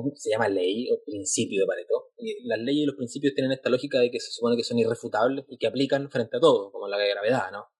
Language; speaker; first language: Spanish; native; Spanish